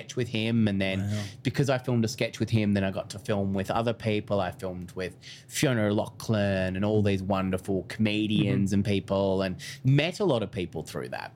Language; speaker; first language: English; native; English